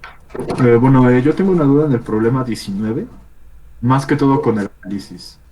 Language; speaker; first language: Spanish; native; Spanish